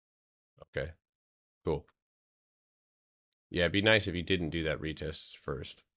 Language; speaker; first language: English; native; English